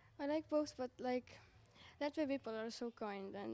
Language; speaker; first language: English; non-native, learner; Estonian